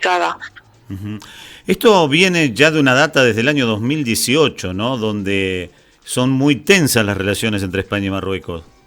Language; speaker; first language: Spanish; native; Spanish